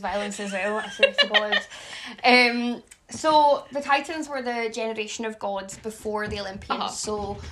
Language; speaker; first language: English; native; English